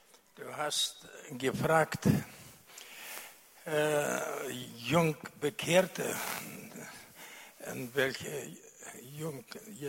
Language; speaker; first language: German; non-native, fluent; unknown